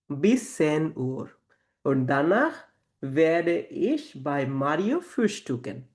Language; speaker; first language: German; non-native, fluent; Bangla